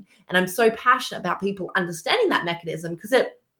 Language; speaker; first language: English; native; English